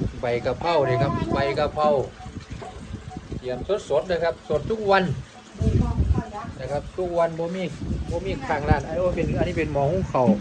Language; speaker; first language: Thai; non-native, local second language; Northeastern Thai